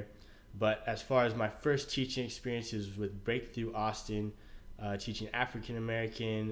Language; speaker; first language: English; native; English